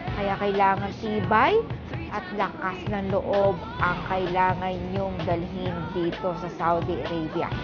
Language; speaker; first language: Filipino; native; Filipino